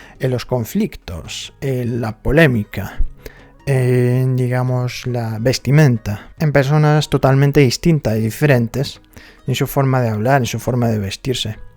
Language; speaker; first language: Spanish; non-native, fluent; Arabic